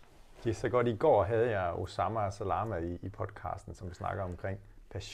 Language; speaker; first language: Danish; native; Danish